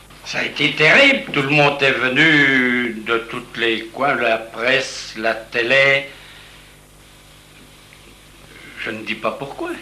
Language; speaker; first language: French; native; French